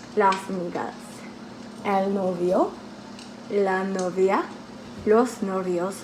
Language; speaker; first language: Spanish; non-native, learner; English